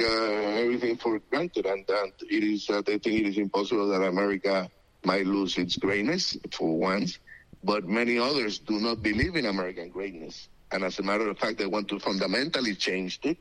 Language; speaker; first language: English; non-native, fluent; Spanish